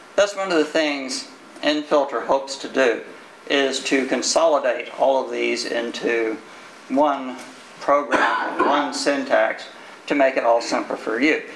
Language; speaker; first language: English; native; English